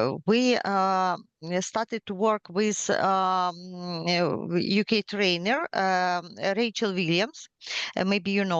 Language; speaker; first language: English; non-native, learner; Ukrainian